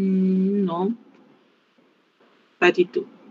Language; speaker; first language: French; non-native, fluent; Spanish